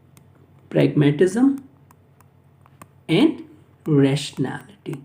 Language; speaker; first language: English; non-native, local second language; Hindi